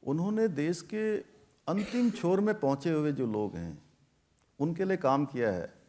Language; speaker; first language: Hindi; native; Hindi